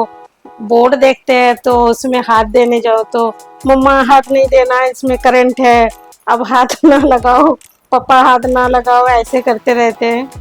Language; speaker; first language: Hindi; non-native, local second language; Bangla